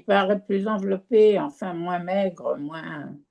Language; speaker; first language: French; native; French